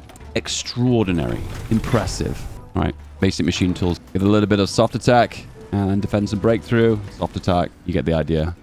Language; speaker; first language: English; native; English